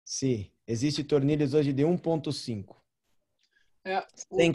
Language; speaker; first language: Spanish; non-native, learner; Portuguese